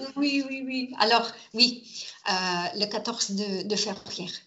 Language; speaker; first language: French; non-native, learner; English